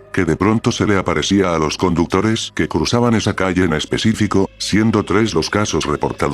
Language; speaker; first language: Spanish; native; Spanish